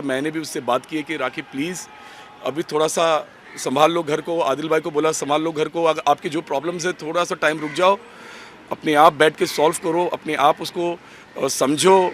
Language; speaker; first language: Hindi; native; Hindi